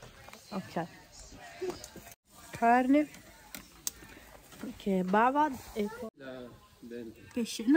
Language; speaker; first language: Italian; early bilingual, other home language; Filipino